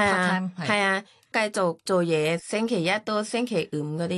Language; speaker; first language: Cantonese; non-native, fluent; Thai